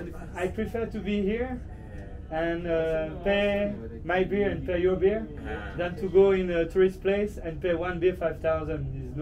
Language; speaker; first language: English; non-native, fluent; French